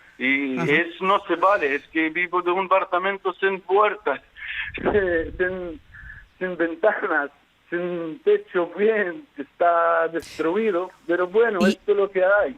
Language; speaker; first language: Spanish; non-native, fluent; Arabic